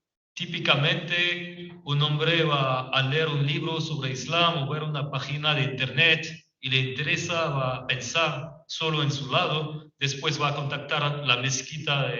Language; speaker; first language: Spanish; non-native, fluent; French